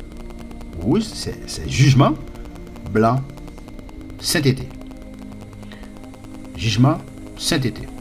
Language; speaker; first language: French; non-native, local second language; Haitian Creole